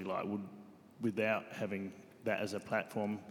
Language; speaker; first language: English; native; English